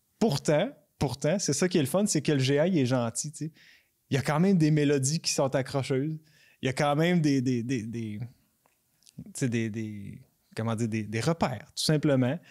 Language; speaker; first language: French; native; French